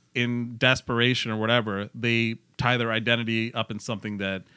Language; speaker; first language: English; early bilingual, other home language; Hindi